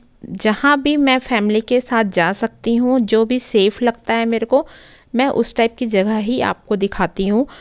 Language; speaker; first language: Hindi; native; Hindi